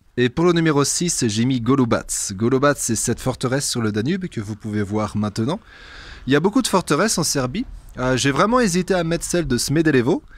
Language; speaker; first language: French; native; French